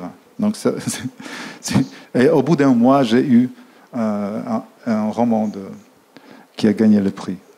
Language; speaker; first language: French; non-native, fluent; Polish